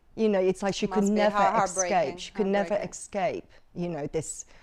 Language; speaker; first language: English; early bilingual, other home language; Cantonese